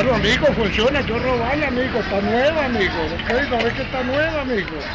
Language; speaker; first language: Spanish; native; Spanish